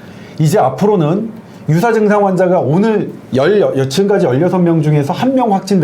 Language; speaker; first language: Korean; native; Korean